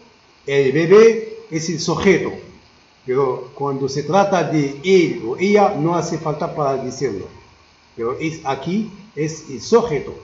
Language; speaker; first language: Spanish; non-native, learner; Arabic